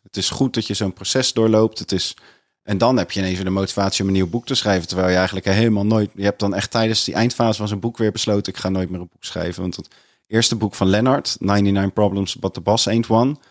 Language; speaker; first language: Dutch; native; Dutch